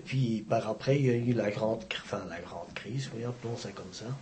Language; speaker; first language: French; native; French